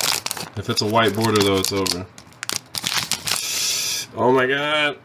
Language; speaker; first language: English; native; English